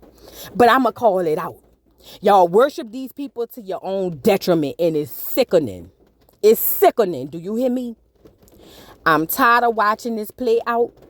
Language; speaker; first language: English; native; English